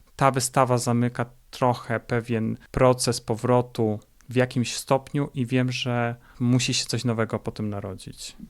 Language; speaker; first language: Polish; native; Polish